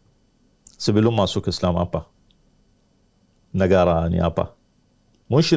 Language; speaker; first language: Indonesian; non-native, learner; Arabic